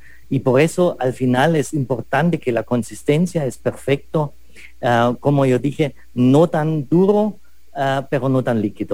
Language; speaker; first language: Spanish; non-native, fluent; German